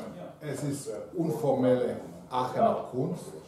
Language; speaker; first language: German; non-native, fluent; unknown